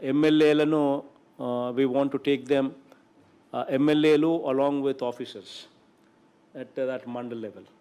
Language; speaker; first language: English; non-native, local second language; Telugu